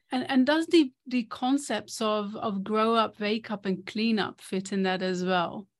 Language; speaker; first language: English; non-native, fluent; Dutch